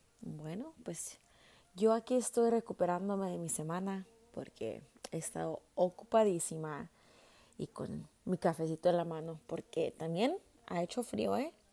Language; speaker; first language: Spanish; early bilingual, heritage; Spanish